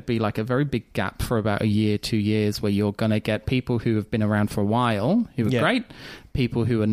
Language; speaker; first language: English; native; English